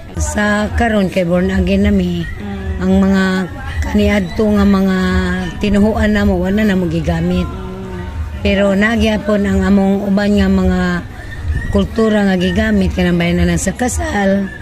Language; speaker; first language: Cebuano; non-native, local second language; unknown